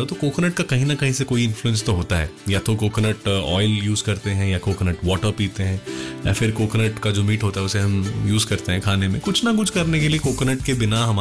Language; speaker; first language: Hindi; non-native, local second language; Malayalam